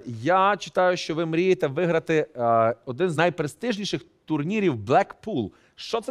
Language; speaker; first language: Ukrainian; native; Ukrainian